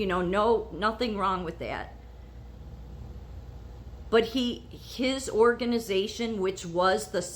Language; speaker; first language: English; native; English